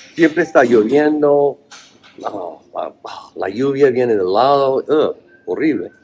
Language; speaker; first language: Spanish; non-native, fluent; English